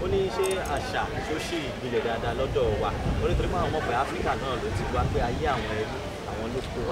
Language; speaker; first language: Portuguese; non-native, learner; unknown